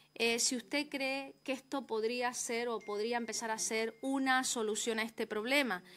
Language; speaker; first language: Spanish; native; Spanish